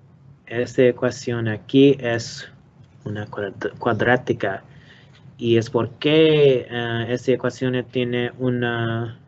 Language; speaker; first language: Spanish; non-native, learner; English